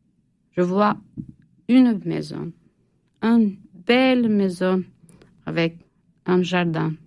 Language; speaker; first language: French; non-native, learner; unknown